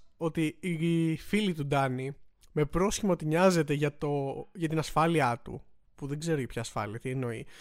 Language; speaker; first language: Greek; native; Greek